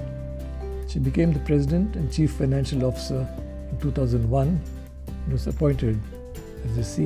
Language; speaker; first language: English; non-native, local second language; Kannada